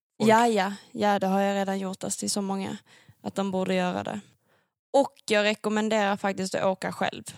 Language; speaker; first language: Swedish; native; Swedish